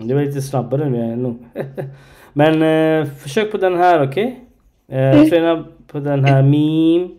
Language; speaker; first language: Swedish; non-native, learner; Arabic